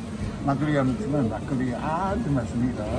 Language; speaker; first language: Korean; non-native, fluent; English